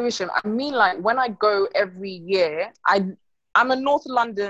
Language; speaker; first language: English; non-native, local second language; Krio